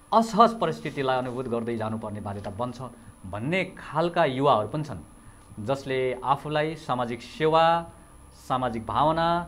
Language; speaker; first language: Nepali; native; Nepali